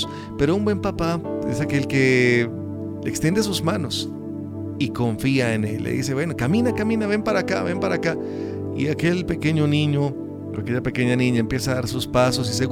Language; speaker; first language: Spanish; native; Spanish